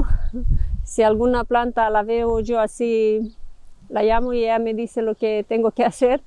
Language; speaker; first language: Spanish; non-native, fluent; Romanian